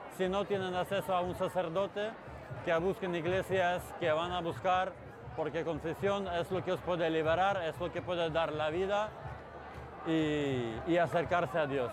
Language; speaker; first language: Spanish; non-native, fluent; Ukrainian